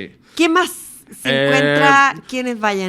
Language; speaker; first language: Spanish; native; Spanish